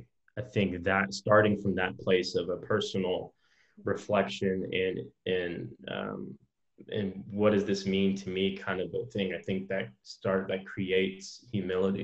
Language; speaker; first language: English; native; English